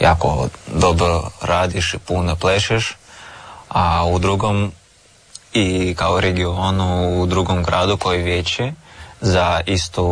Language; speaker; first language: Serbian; non-native, learner; Russian